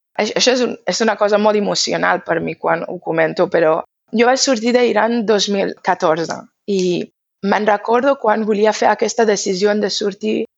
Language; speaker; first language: Catalan; non-native, fluent; Persian